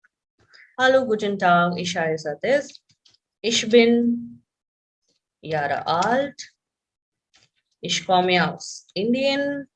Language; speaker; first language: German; non-native, fluent; Hindi